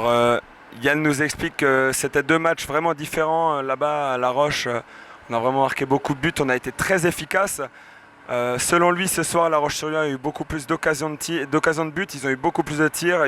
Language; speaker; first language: French; native; French